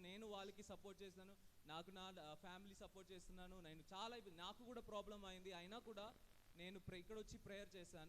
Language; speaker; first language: Telugu; non-native, fluent; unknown